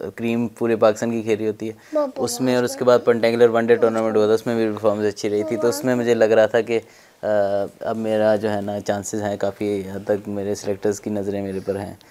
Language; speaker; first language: Urdu; non-native, local second language; Punjabi